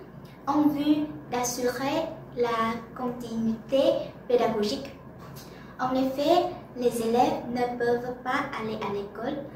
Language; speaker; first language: French; non-native, learner; Vietnamese